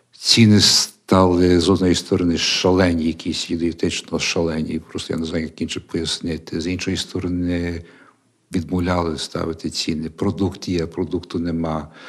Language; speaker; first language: Ukrainian; early bilingual, heritage; Ukrainian